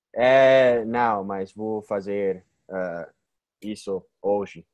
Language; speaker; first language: Portuguese; non-native, fluent; English